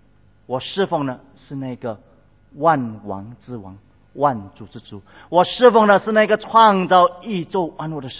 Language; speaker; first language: Chinese; native; Chinese